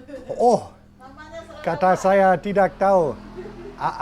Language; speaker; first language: Indonesian; non-native, learner; English